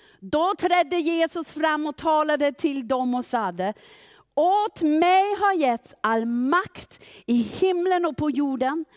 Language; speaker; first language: Swedish; non-native, fluent; German